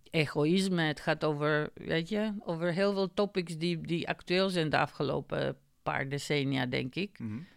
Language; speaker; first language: Dutch; non-native, fluent; Macedonian